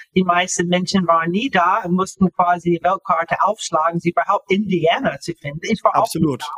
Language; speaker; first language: German; non-native, fluent; English